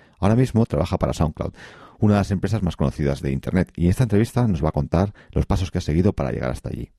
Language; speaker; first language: Spanish; native; Spanish